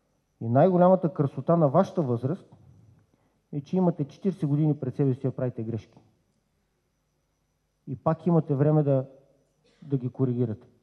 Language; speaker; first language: Bulgarian; native; Bulgarian